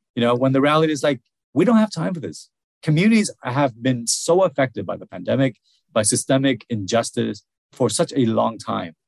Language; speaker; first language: English; early bilingual, other home language; Vietnamese